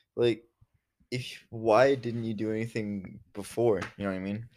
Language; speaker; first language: English; native; English